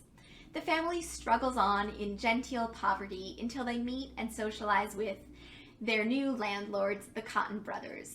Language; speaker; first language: English; native; English